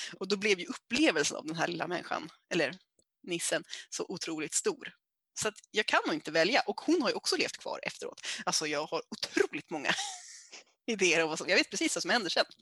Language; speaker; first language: Swedish; native; Swedish